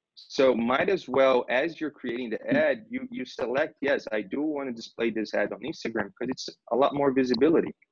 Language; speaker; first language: English; non-native, fluent; Portuguese